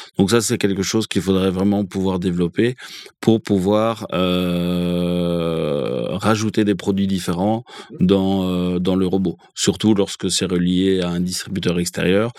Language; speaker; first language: French; native; French